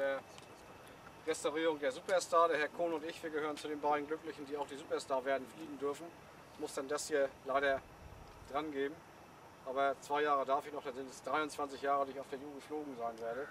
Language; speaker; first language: German; native; German